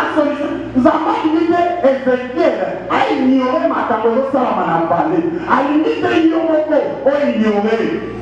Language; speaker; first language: French; non-native, local second language; Lingala